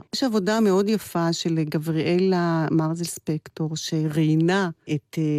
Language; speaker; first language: Hebrew; native; Hebrew